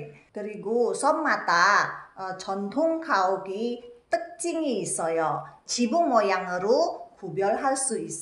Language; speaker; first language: Korean; non-native, learner; Indonesian